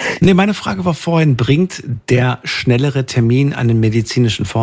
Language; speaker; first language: German; native; German